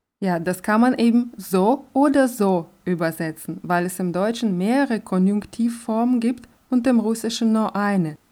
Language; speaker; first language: German; non-native, fluent; Russian